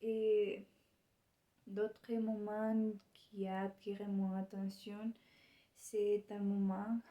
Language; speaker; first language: French; non-native, learner; Spanish